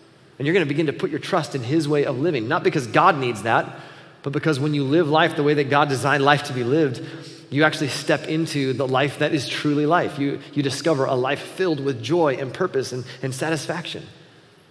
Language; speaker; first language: English; native; English